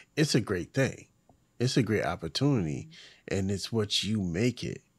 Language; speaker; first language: English; native; English